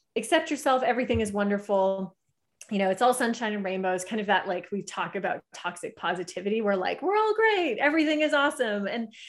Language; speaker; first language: English; native; English